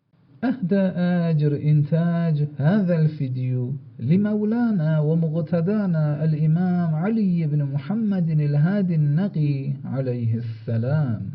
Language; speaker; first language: Arabic; non-native, fluent; Persian